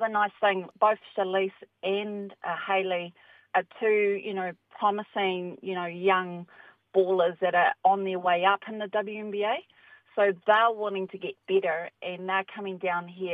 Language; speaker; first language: English; native; English